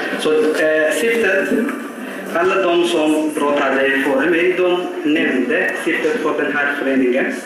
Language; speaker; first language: Swedish; non-native, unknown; Somali